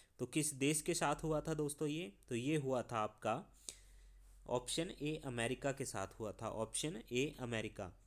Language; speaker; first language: Hindi; non-native, local second language; Punjabi